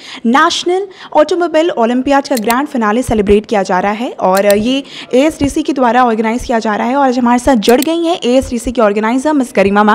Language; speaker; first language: Hindi; native; Hindi